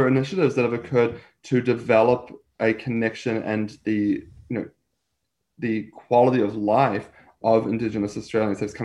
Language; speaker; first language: English; native; English